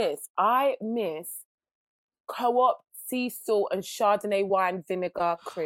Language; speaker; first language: English; native; English